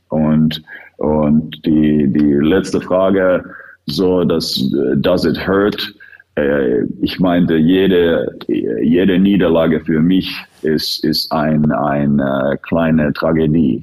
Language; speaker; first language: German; non-native, fluent; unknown